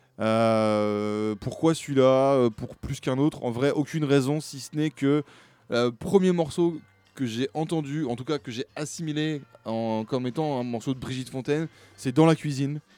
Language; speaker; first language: French; native; French